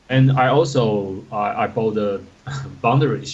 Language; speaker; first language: English; non-native, learner; Chinese